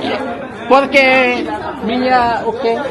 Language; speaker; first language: Portuguese; non-native, learner; Filipino